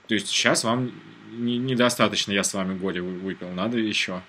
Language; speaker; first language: Russian; native; Russian